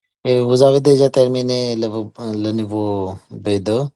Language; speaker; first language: French; non-native, learner; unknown